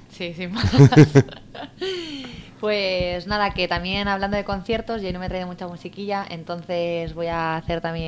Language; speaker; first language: Spanish; native; Spanish